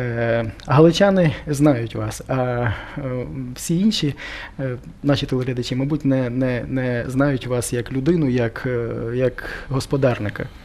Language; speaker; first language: Ukrainian; native; Ukrainian